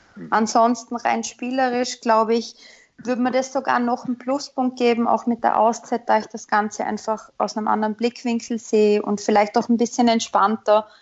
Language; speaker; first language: German; native; German